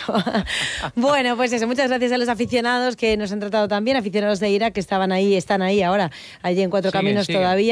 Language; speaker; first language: Spanish; native; Spanish